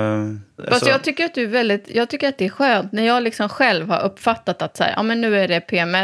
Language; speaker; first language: Swedish; native; Swedish